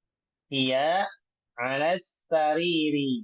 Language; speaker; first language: Arabic; non-native, fluent; Indonesian